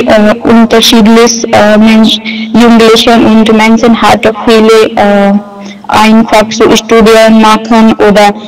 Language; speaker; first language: German; non-native, learner; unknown